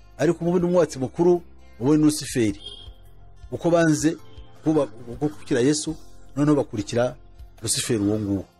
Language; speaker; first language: Kinyarwanda; native; Kinyarwanda